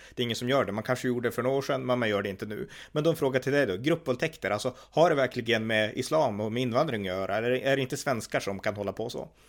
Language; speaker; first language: Swedish; native; Swedish